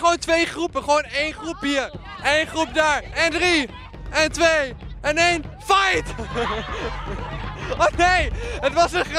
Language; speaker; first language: Dutch; native; Dutch